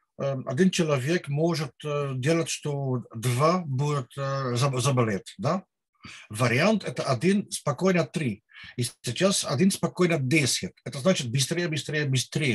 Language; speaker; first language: Russian; non-native, learner; Dutch